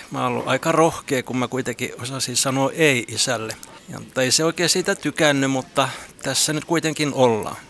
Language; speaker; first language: Finnish; native; Finnish